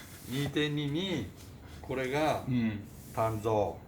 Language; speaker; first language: Japanese; native; Japanese